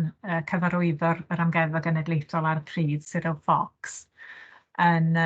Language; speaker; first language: Welsh; native; Welsh